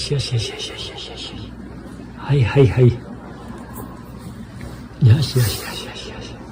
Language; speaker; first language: Japanese; native; Japanese